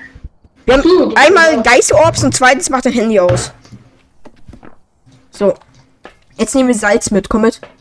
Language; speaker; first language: German; native; German